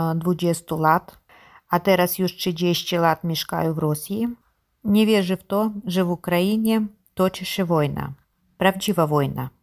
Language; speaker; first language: Polish; non-native, learner; Ukrainian